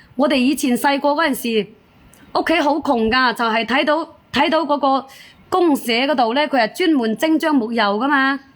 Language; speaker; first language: Cantonese; native; Cantonese